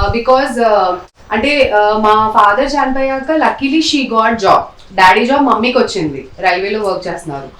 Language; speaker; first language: Telugu; non-native, local second language; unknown